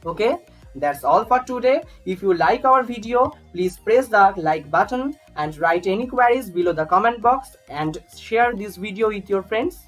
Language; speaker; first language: English; non-native, local second language; Bangla